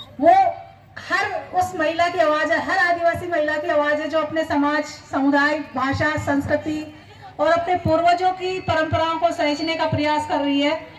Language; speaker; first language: Hindi; non-native, local second language; Rajasthani